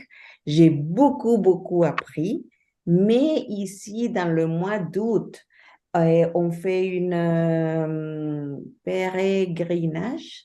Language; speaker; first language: French; non-native, fluent; Spanish